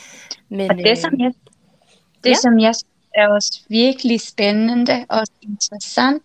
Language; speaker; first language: Danish; non-native, fluent; Finnish